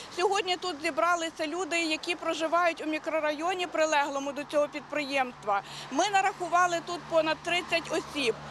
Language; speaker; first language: Ukrainian; native; Ukrainian